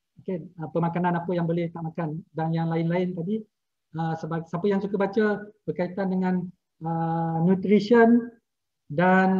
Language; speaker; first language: Malay; native; Malay